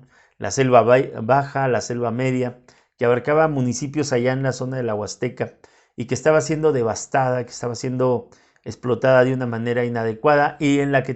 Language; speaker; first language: Spanish; native; Spanish